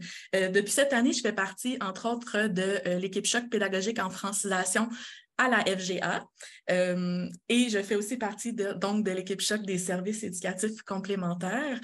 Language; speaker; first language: French; native; French